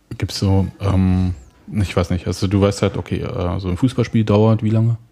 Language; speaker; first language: German; native; German